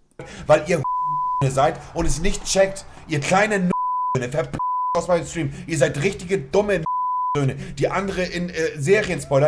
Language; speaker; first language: German; native; German